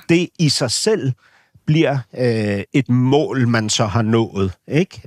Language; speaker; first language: Danish; native; Danish